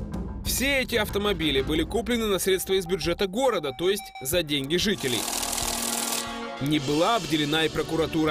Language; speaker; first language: Russian; non-native, local second language; Ukrainian